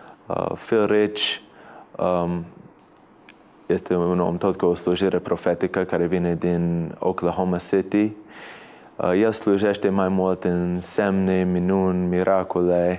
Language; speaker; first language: Romanian; non-native, fluent; English